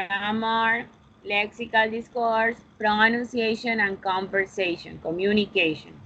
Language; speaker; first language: English; non-native, fluent; Spanish